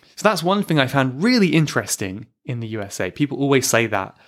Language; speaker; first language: English; native; English